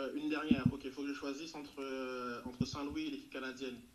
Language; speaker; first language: French; native; French